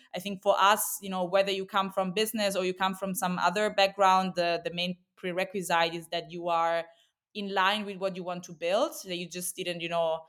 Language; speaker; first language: English; non-native, fluent; Italian